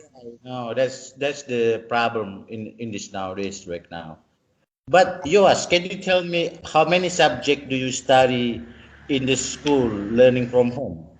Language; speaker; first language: English; non-native, learner; Indonesian